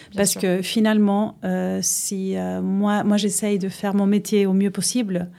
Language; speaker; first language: French; non-native, fluent; Spanish